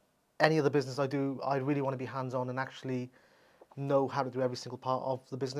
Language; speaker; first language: English; native; English